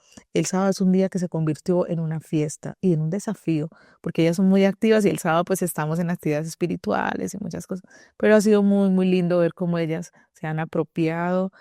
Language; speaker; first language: Spanish; native; Spanish